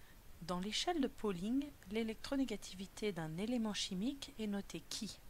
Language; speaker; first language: French; native; French